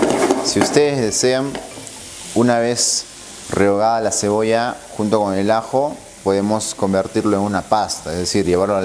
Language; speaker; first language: Spanish; native; Spanish